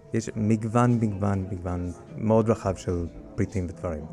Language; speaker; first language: Hebrew; non-native, fluent; English